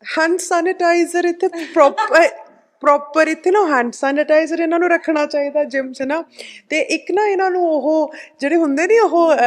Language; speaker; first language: Punjabi; early bilingual, heritage; Punjabi